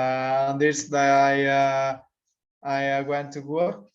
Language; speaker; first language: English; non-native, learner; Vietnamese